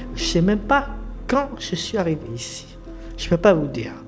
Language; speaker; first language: French; native; French